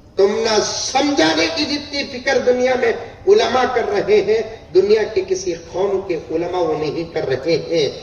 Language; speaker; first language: Urdu; native; Urdu